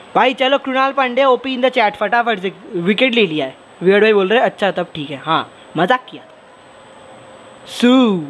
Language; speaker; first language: Hindi; non-native, local second language; Bangla